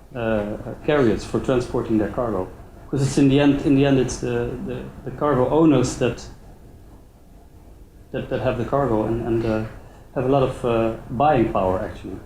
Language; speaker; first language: English; non-native, fluent; Dutch